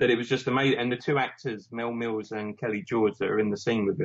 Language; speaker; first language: English; native; English